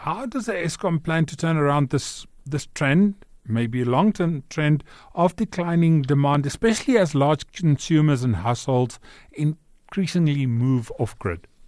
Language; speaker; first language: English; non-native, local second language; Afrikaans